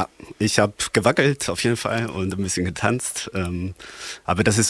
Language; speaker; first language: German; non-native, fluent; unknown